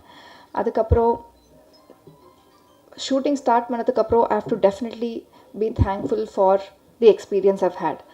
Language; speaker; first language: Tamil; non-native, learner; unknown